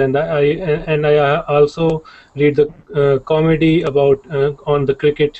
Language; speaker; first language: English; non-native, learner; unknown